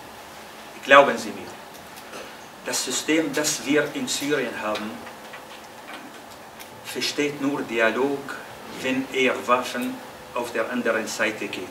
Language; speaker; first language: German; non-native, fluent; Arabic